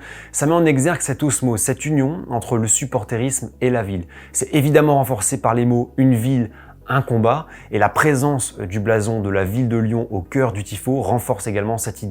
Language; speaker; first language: French; native; French